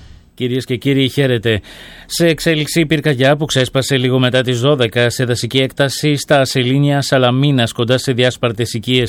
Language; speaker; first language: Greek; native; Greek